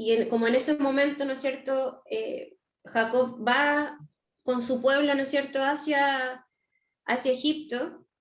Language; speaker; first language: Spanish; native; Spanish